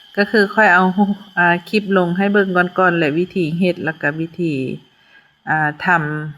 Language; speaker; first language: Lao; native; Lao